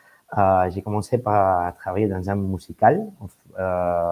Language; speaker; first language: French; non-native, fluent; Spanish